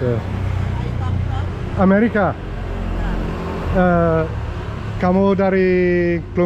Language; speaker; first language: Indonesian; non-native, learner; English